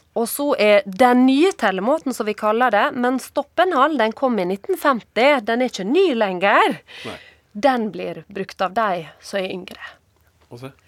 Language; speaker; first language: Norwegian; native; Norwegian